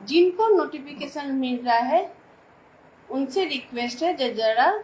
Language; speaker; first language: Hindi; non-native, local second language; Bangla